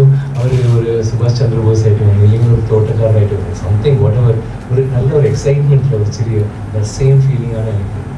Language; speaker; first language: Tamil; non-native, learner; Malayalam